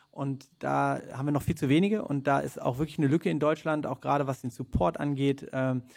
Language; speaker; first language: German; native; German